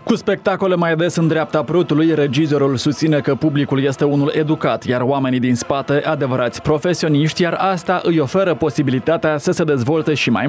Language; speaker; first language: Romanian; native; Romanian